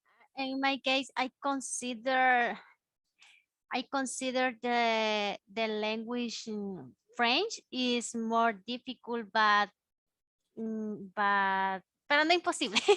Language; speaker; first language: English; non-native, learner; Spanish